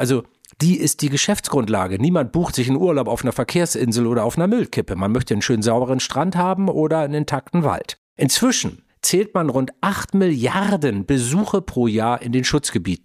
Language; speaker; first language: German; native; German